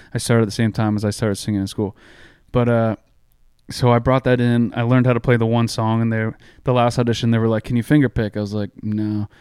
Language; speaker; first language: English; native; English